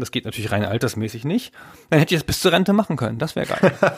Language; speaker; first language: German; native; German